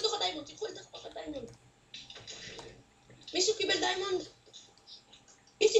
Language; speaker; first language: Hebrew; native; Hebrew